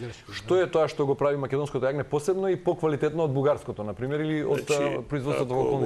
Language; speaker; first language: Macedonian; native; Macedonian